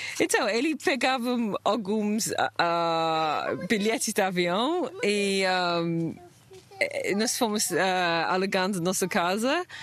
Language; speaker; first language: Portuguese; non-native, learner; English